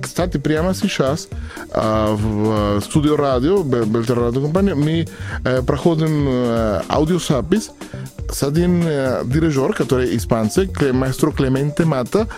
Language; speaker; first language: Russian; non-native, learner; Spanish